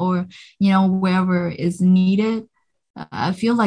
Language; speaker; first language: English; non-native, fluent; Vietnamese